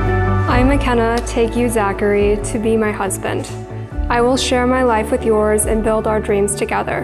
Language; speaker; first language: English; native; English